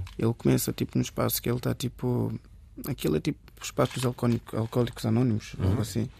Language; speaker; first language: Portuguese; early bilingual, other home language; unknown